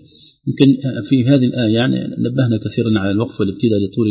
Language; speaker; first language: Arabic; native; Arabic